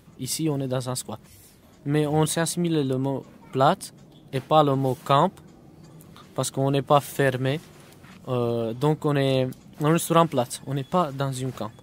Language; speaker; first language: French; non-native, fluent; Romany